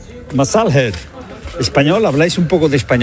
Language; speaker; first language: Spanish; native; Spanish